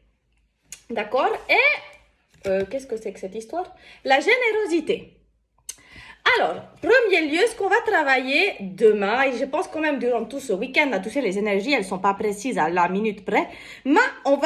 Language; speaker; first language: French; native; French